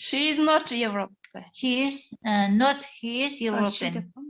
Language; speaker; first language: English; non-native, learner; Kyrgyz